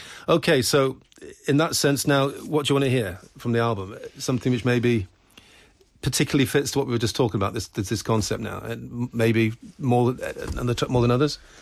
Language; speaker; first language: English; native; English